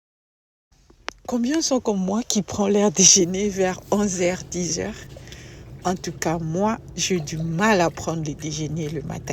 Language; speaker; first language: French; non-native, local second language; Lingala